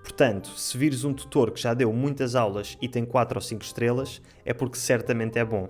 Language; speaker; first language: Portuguese; native; Portuguese